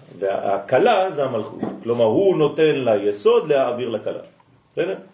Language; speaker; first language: Hebrew; non-native, fluent; French